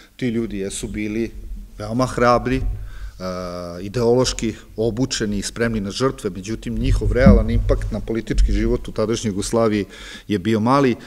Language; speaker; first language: Serbian; native; Serbian